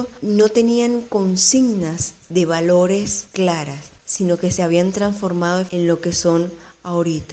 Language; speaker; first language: Spanish; native; Spanish